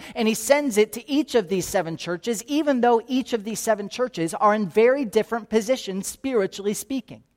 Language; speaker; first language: English; native; English